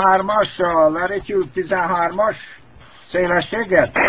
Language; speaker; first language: Hungarian; native; Hungarian